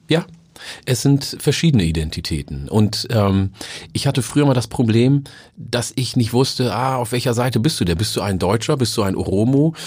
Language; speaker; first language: German; early bilingual, other home language; Oromo